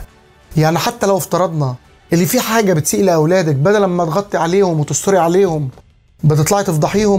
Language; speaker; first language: Arabic; native; Arabic